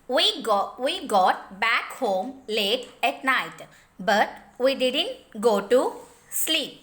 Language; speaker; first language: English; non-native, local second language; Telugu